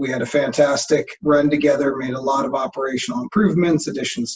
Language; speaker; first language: English; native; English